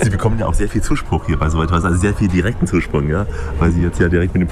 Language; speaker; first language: German; native; German